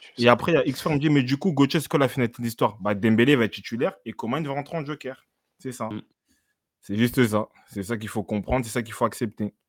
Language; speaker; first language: French; native; French